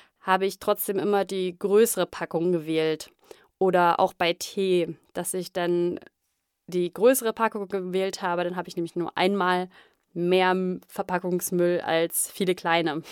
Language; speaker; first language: German; native; German